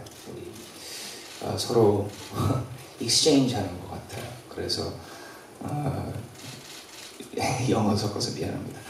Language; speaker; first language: Korean; early bilingual, heritage; English